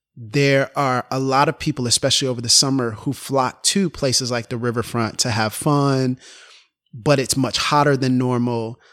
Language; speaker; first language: English; native; English